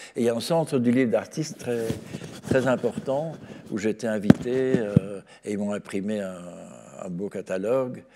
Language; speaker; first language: French; native; French